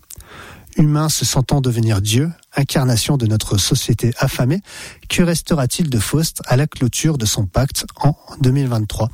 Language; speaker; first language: French; native; French